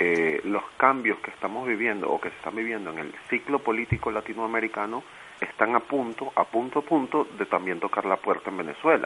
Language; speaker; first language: Spanish; native; Spanish